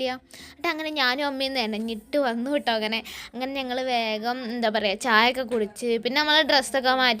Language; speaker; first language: Malayalam; native; Malayalam